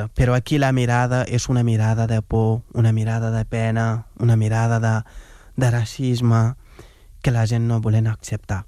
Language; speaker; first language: Catalan; non-native, fluent; Wolof